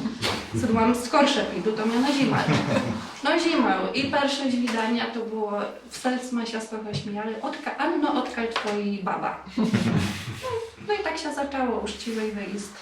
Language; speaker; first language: Polish; non-native, local second language; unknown